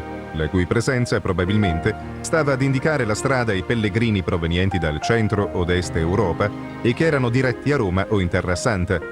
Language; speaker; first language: Italian; native; Italian